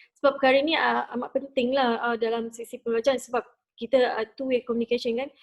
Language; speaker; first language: Malay; native; Malay